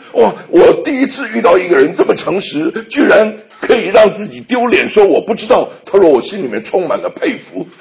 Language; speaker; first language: Chinese; native; Chinese